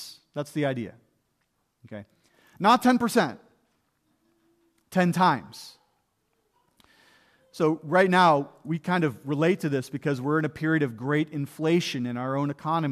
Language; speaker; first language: English; native; English